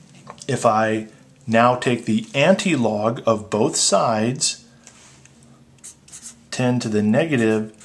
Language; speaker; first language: English; native; English